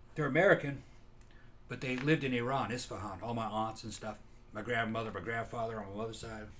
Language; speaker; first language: English; native; English